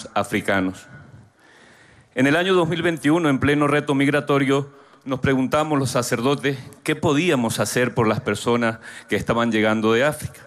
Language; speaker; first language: Spanish; native; Spanish